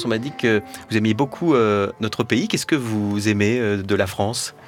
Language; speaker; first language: French; native; French